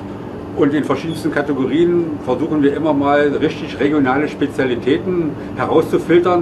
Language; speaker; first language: German; native; German